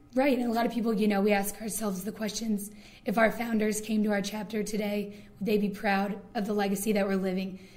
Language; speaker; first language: English; native; English